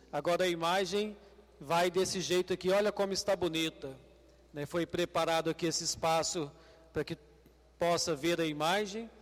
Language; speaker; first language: Portuguese; native; Portuguese